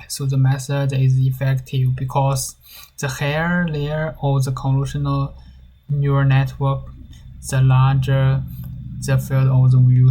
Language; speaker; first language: English; non-native, learner; Chinese